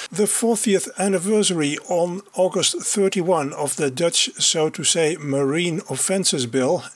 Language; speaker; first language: English; non-native, fluent; Dutch